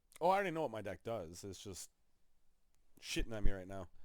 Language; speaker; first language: English; native; English